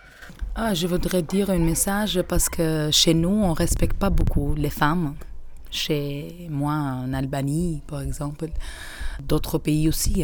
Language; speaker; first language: French; non-native, learner; Albanian